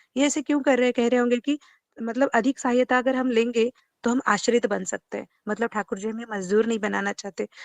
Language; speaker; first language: Hindi; non-native, local second language; Marathi